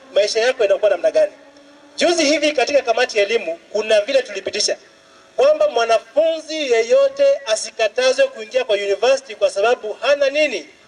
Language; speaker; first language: Swahili; non-native, local second language; Luo (Kenya and Tanzania)